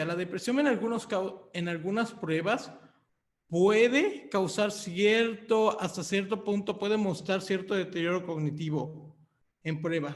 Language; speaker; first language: Spanish; native; Spanish